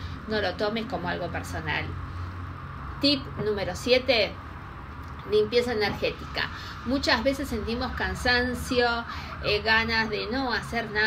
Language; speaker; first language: Spanish; native; Spanish